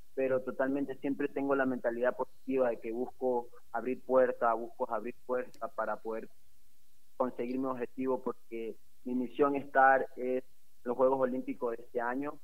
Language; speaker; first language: Spanish; native; Spanish